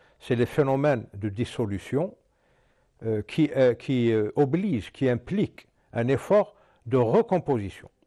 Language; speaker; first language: French; non-native, local second language; Arabic